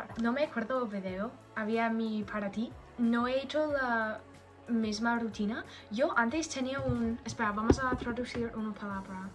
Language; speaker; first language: Spanish; non-native, learner; English